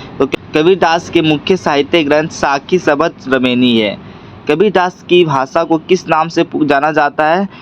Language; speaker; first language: Hindi; non-native, local second language; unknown